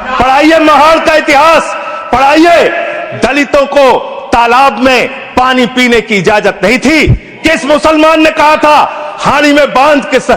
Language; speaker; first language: Hindi; native; Hindi